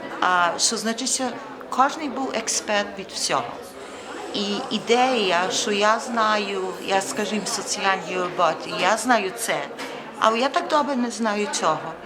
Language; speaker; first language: Ukrainian; early bilingual, heritage; Ukrainian